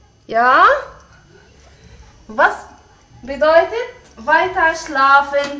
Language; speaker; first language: German; non-native, fluent; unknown